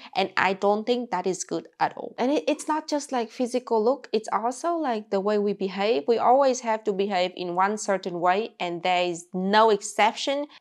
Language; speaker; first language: English; non-native, fluent; Vietnamese